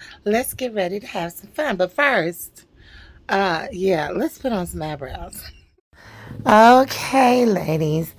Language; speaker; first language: English; native; English